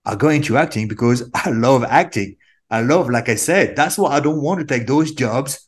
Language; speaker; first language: English; non-native, fluent; French